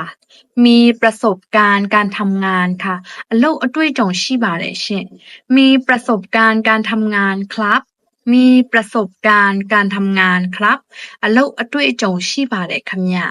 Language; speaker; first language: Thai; non-native, fluent; Burmese